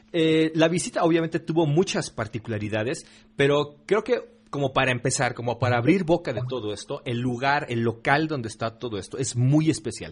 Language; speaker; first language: Spanish; native; Spanish